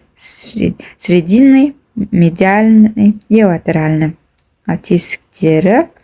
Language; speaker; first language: Russian; non-native, local second language; Kazakh